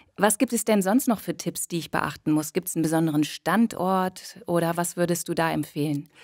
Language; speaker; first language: German; native; German